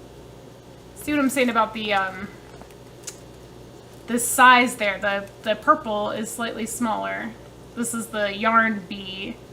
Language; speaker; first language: English; native; English